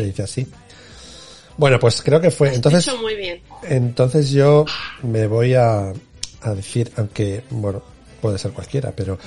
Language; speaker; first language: Spanish; native; Spanish